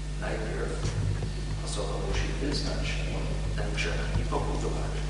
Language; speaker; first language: Polish; non-native, learner; English